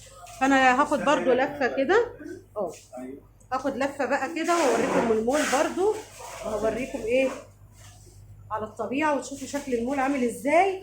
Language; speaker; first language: Arabic; native; Arabic